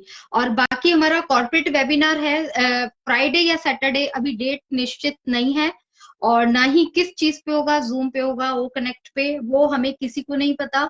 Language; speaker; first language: Hindi; native; Hindi